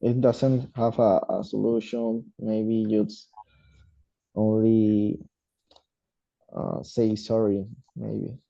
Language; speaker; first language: English; non-native, learner; Spanish